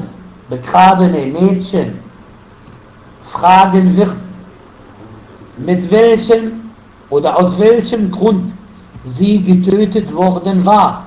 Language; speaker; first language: German; non-native, fluent; Arabic